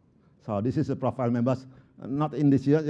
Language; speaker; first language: English; non-native, local second language; Indonesian